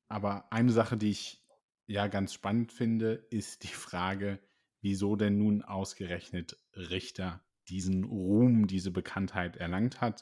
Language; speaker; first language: German; native; German